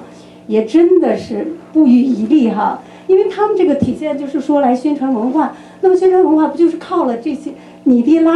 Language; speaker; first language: Chinese; native; Chinese